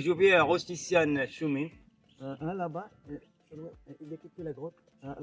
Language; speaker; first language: French; non-native, learner; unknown